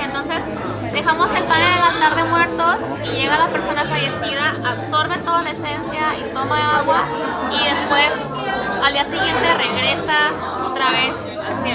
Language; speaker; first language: Spanish; native; Spanish